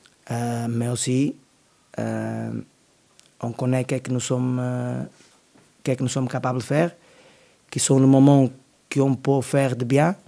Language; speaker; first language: French; non-native, learner; Portuguese